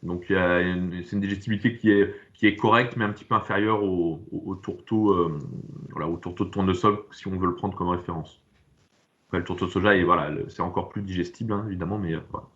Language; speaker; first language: French; native; French